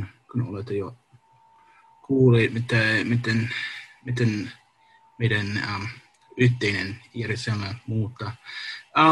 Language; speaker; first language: Finnish; non-native, learner; English